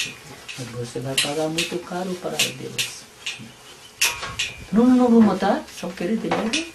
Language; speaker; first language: Portuguese; non-native, learner; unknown